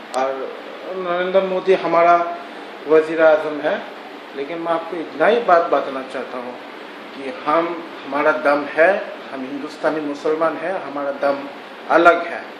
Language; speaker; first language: Hindi; non-native, local second language; Bangla